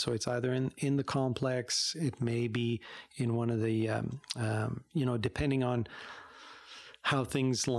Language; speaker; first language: English; native; English